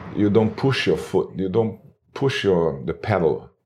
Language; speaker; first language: English; non-native, fluent; Portuguese